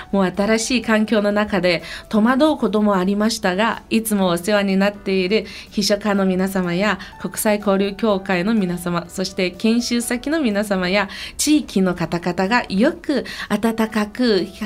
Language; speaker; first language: Japanese; non-native, fluent; Chinese